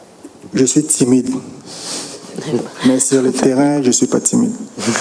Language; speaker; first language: French; non-native, local second language; Lingala